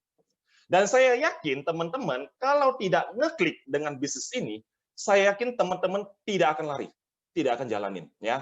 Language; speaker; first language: Indonesian; native; Indonesian